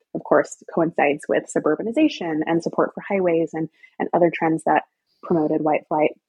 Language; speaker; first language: English; native; English